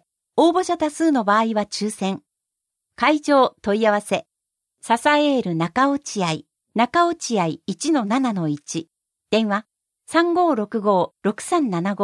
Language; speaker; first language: Japanese; native; Japanese